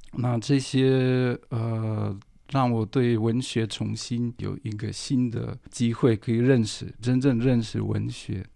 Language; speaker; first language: Chinese; non-native, fluent; Russian